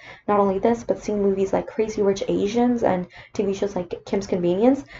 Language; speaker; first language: English; non-native, local second language; Sinhala